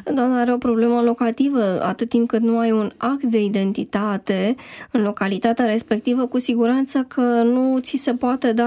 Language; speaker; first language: Romanian; native; Romanian